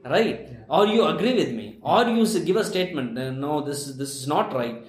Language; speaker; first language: English; non-native, local second language; Tamil